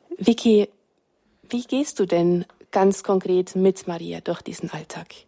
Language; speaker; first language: German; native; German